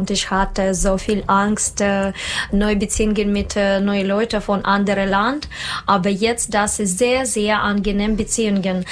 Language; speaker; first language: German; non-native, learner; Russian